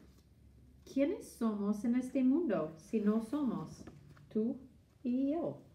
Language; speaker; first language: Spanish; non-native, fluent; English